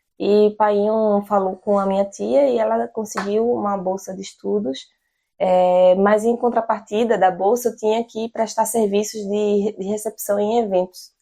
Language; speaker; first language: Portuguese; native; Portuguese